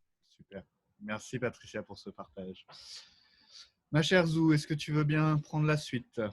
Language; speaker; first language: French; native; French